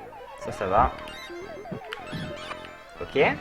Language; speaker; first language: French; native; French